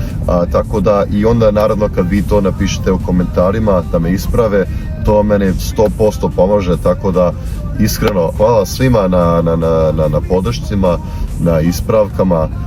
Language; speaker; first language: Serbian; non-native, fluent; English